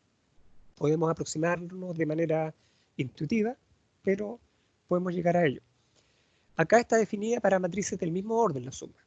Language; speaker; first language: Spanish; native; Spanish